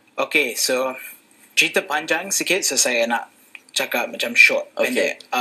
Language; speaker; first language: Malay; non-native, fluent; English